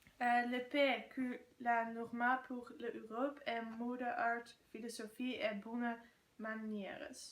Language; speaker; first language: French; non-native, learner; Dutch